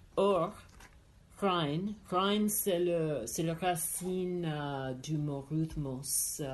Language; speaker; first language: French; non-native, fluent; English